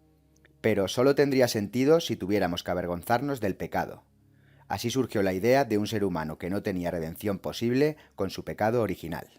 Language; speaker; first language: Spanish; native; Spanish